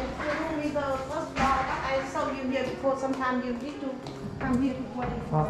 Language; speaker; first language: English; non-native, learner; Vietnamese